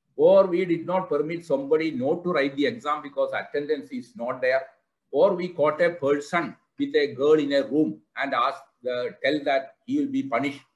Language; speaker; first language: English; non-native, local second language; Malayalam